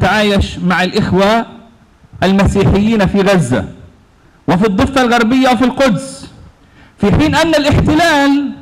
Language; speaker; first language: Arabic; native; Arabic